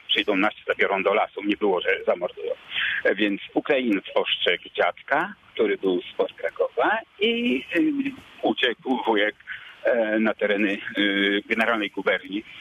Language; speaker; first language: Polish; native; Polish